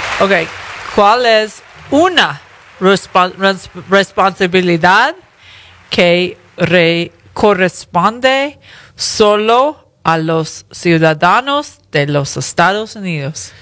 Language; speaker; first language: Spanish; early bilingual, other home language; English